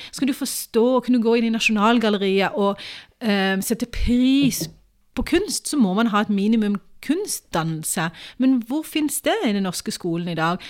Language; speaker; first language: Norwegian; early bilingual, other home language; Urdu